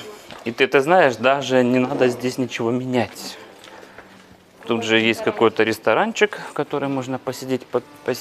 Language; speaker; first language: Russian; native; Russian